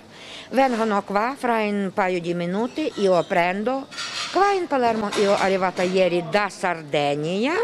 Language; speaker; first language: Italian; non-native, learner; Ukrainian